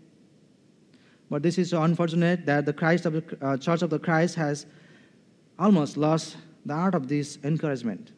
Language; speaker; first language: English; non-native, fluent; Nepali